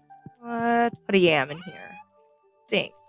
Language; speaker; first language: English; native; English